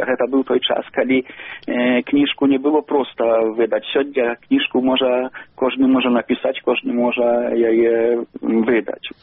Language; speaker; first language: Belarusian; non-native, local second language; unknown